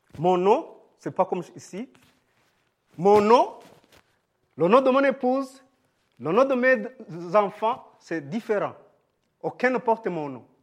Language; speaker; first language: French; non-native, local second language; Rundi